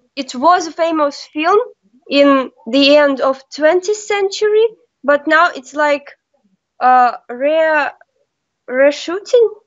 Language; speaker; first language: English; non-native, learner; Russian